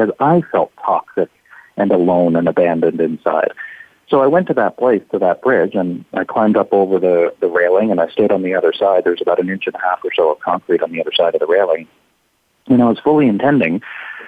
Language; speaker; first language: English; native; English